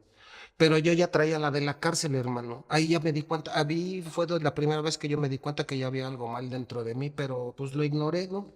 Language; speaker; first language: Spanish; native; Spanish